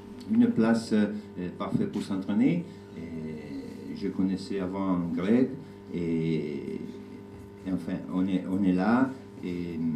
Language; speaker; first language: French; non-native, fluent; Italian